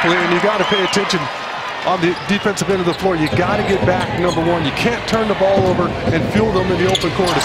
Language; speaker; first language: English; native; English